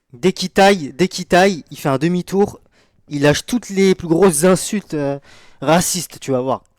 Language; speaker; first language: French; native; French